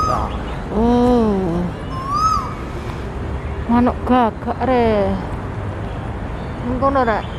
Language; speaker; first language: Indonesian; non-native, local second language; Javanese